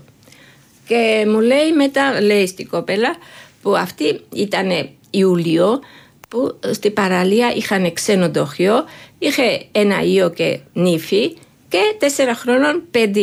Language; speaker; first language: Greek; non-native, learner; Georgian